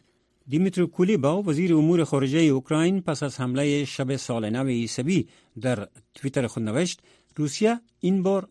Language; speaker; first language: Persian; native; Persian